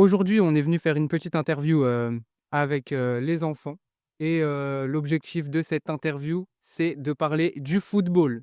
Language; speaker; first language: French; native; French